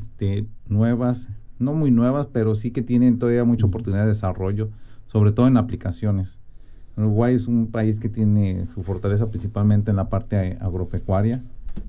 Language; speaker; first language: Spanish; native; Spanish